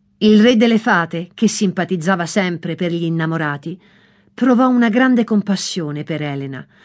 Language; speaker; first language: Italian; native; Italian